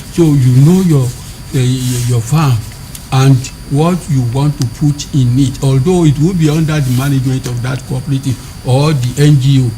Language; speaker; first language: English; non-native, local second language; Yoruba